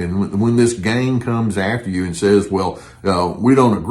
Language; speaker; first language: English; native; English